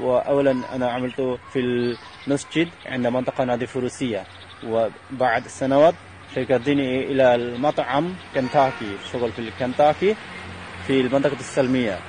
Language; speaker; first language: Arabic; non-native, learner; Bangla